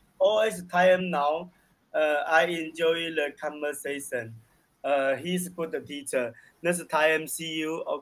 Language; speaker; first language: English; non-native, learner; Chinese